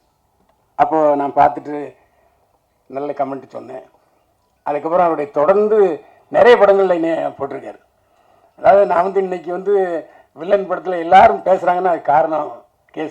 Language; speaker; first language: Tamil; native; Tamil